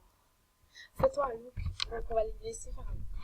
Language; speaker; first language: French; native; French